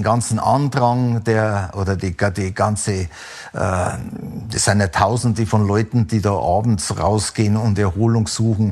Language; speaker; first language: German; native; German